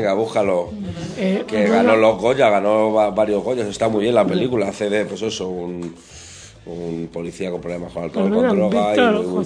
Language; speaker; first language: Spanish; native; Spanish